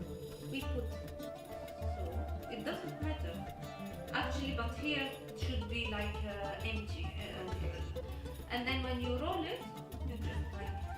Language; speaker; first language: English; non-native, learner; Arabic